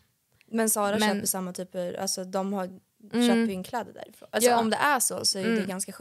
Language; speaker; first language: Swedish; native; Swedish